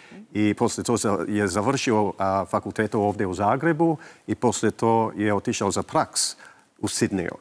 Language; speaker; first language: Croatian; early bilingual, heritage; English